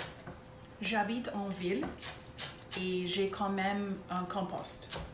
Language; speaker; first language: French; non-native, local second language; English